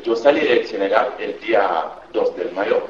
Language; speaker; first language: Spanish; non-native, learner; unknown